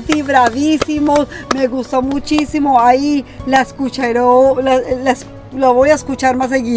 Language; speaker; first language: Spanish; native; Spanish